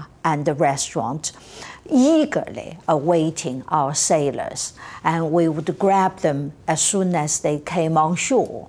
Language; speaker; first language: English; non-native, fluent; Chinese